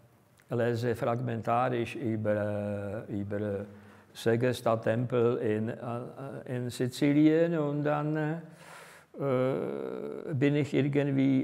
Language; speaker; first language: German; non-native, fluent; Czech